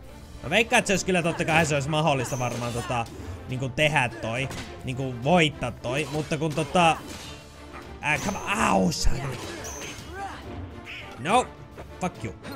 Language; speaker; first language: Finnish; native; Finnish